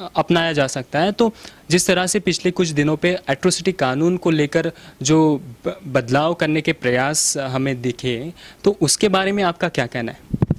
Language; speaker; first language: Hindi; non-native, local second language; Marathi